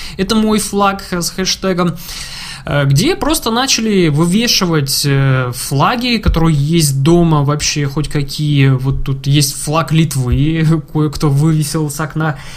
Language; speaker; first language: Russian; native; Russian